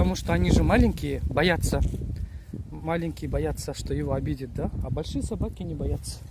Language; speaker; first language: Russian; non-native, local second language; Kyrgyz